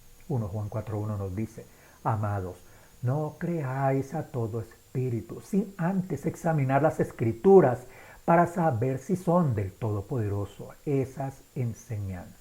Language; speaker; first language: Spanish; native; Spanish